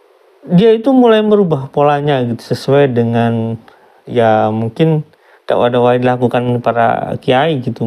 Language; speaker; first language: Indonesian; native; Indonesian